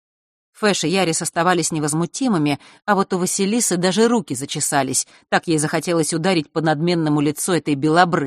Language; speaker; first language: Russian; native; Russian